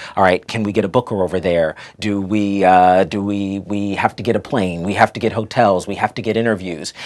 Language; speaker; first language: English; native; English